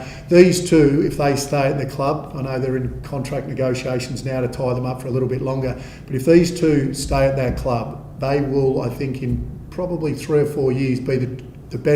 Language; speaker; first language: English; native; English